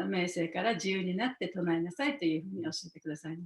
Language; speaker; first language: Japanese; native; Japanese